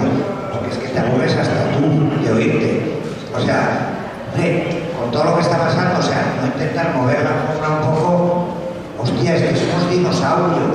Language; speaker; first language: Spanish; non-native, local second language; Catalan